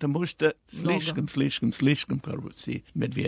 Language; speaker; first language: Russian; non-native, learner; English